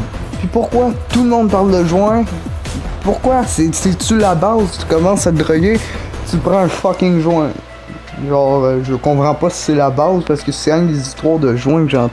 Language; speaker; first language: French; native; French